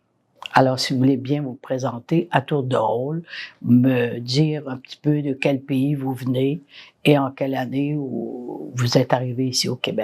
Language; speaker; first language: French; non-native, fluent; English